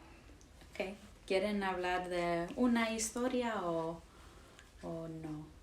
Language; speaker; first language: Spanish; early bilingual, heritage; English